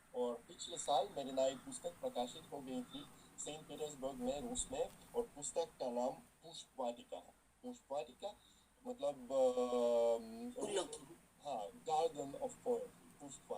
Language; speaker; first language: Hindi; non-native, fluent; Russian